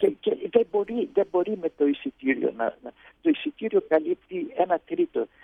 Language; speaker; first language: Greek; early bilingual, heritage; Greek